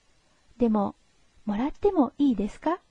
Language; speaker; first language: Japanese; non-native, fluent; Chinese